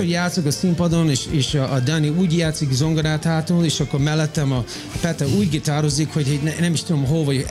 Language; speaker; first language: Hungarian; early bilingual, heritage; Hungarian